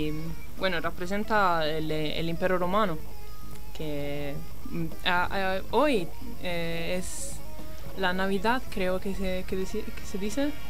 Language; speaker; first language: Spanish; non-native, learner; Italian